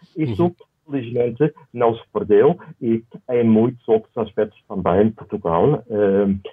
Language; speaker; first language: Portuguese; non-native, fluent; German